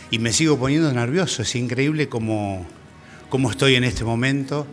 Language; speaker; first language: Spanish; native; Spanish